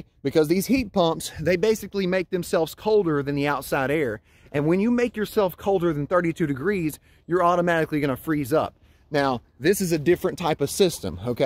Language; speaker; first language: English; native; English